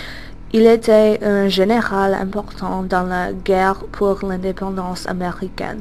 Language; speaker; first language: French; non-native, learner; English